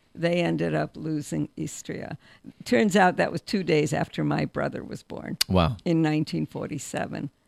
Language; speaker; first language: English; early bilingual, other home language; Russian